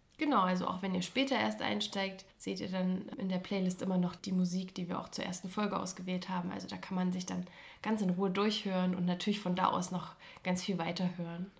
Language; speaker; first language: German; native; German